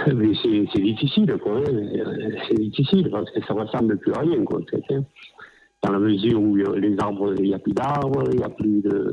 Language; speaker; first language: French; native; French